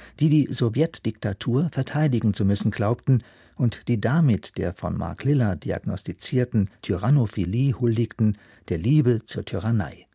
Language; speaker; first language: German; native; German